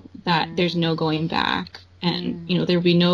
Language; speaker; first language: English; native; English